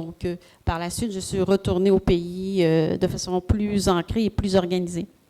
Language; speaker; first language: French; early bilingual, other home language; Haitian Creole